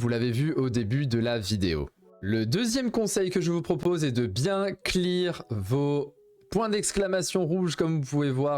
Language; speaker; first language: French; native; French